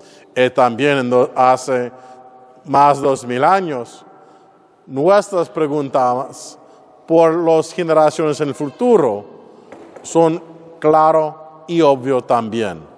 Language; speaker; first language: Spanish; non-native, fluent; English